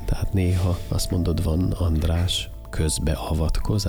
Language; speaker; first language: Hungarian; native; Hungarian